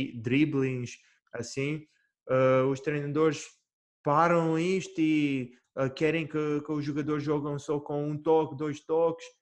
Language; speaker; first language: Portuguese; early bilingual, heritage; Portuguese